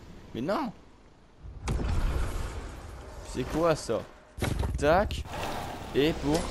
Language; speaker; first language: French; native; French